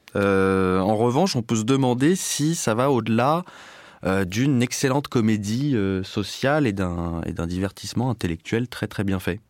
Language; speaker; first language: French; native; French